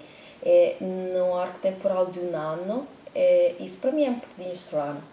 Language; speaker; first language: Portuguese; non-native, learner; Italian